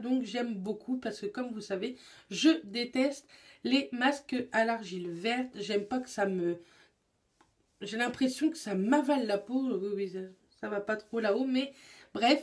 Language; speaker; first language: French; native; French